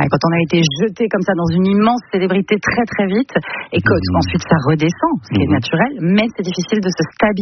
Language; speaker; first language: French; native; French